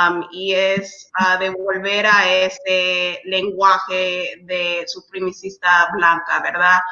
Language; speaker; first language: Spanish; early bilingual, heritage; English